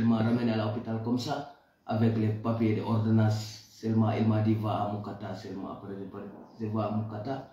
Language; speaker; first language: French; non-native, learner; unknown